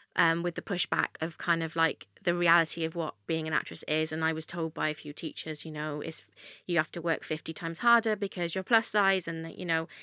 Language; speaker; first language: English; native; English